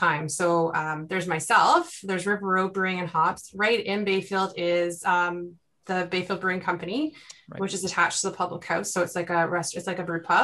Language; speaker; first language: English; native; English